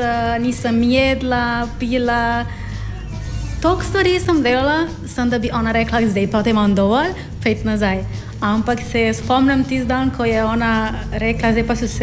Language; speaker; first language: Slovenian; non-native, fluent; Spanish